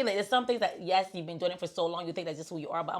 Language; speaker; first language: English; native; English